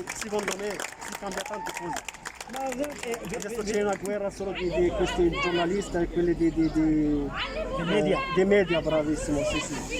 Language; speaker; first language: Italian; non-native, learner; Arabic